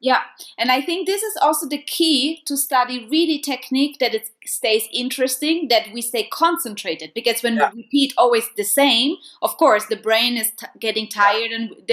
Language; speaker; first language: English; non-native, fluent; German